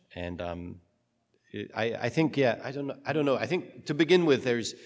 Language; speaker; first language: English; native; English